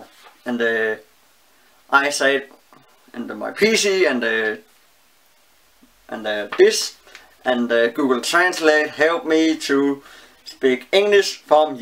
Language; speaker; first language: English; non-native, learner; Danish